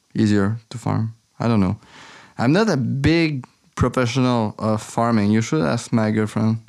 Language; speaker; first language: English; non-native, learner; French